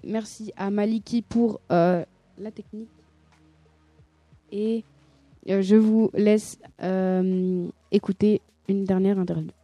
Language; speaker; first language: French; native; French